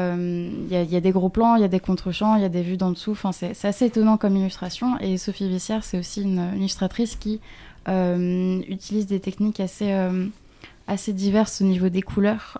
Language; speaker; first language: French; native; French